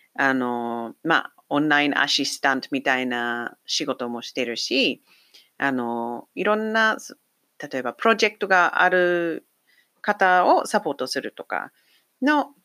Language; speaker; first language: Japanese; non-native, fluent; English